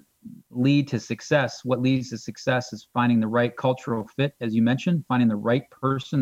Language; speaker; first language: English; native; English